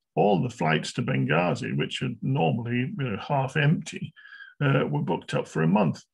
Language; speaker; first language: English; native; English